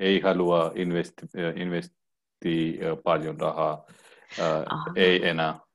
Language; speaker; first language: Finnish; non-native, learner; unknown